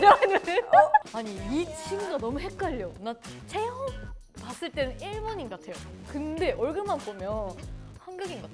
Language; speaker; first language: Korean; native; Korean